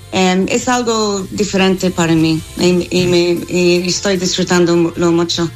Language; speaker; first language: Spanish; non-native, fluent; English